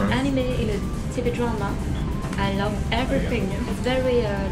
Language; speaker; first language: English; non-native, learner; French